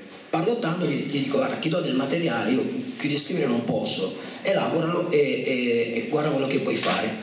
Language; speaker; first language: Italian; native; Italian